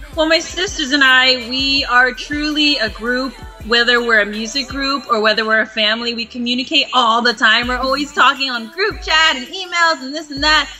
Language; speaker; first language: English; native; English